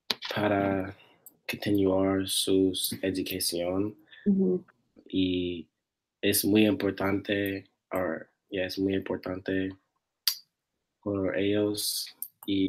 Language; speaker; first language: Spanish; non-native, learner; English